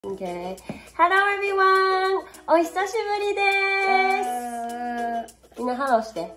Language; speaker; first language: Japanese; native; Japanese